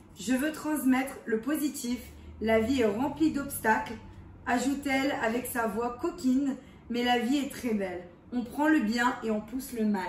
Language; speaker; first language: French; early bilingual, heritage; English